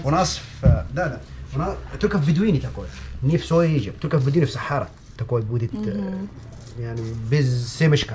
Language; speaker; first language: Russian; non-native, learner; Arabic